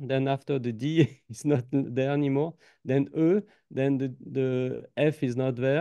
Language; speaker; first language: English; non-native, fluent; French